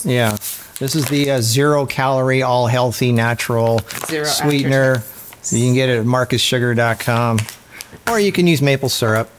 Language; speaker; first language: English; native; English